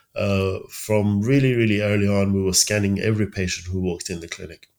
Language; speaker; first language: English; early bilingual, other home language; Persian